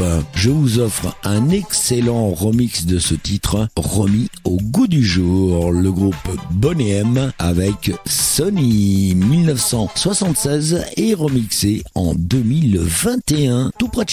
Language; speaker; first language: French; native; French